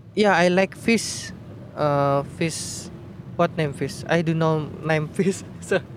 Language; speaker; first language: English; non-native, learner; Indonesian